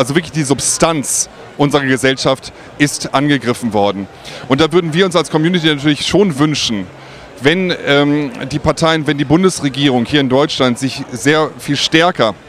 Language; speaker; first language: German; native; German